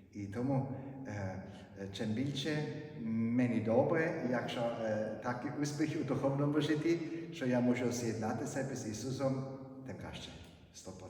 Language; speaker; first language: Ukrainian; non-native, fluent; German